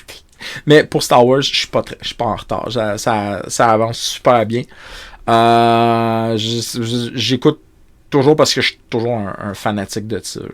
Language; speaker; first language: French; native; French